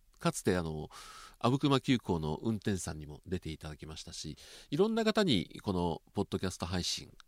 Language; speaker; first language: Japanese; native; Japanese